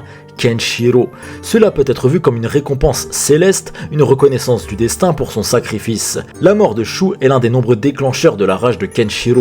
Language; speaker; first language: French; native; French